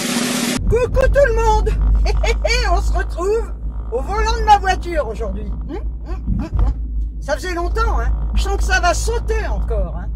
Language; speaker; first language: French; native; French